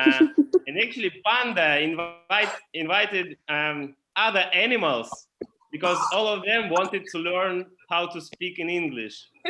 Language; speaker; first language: English; non-native, learner; Russian